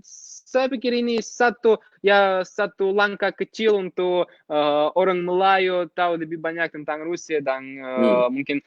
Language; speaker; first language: Indonesian; non-native, fluent; Russian